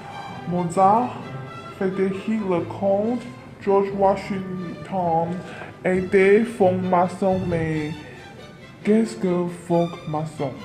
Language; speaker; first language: French; non-native, learner; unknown